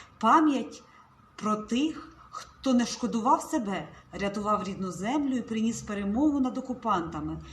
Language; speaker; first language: Ukrainian; native; Ukrainian